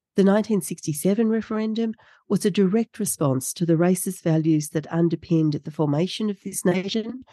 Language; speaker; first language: English; native; English